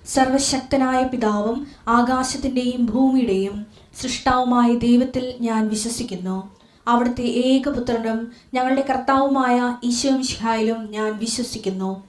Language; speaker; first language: Malayalam; native; Malayalam